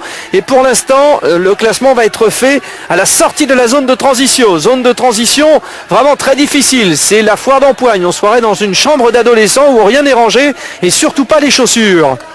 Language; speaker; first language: French; native; French